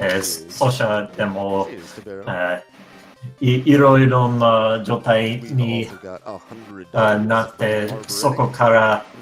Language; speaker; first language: Japanese; non-native, learner; English